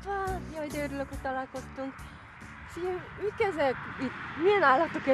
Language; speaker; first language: Hungarian; non-native, learner; Korean